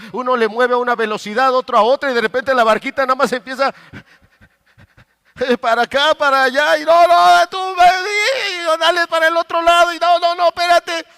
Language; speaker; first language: Spanish; native; Spanish